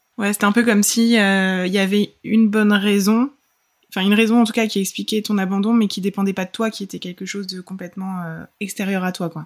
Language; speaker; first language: French; native; French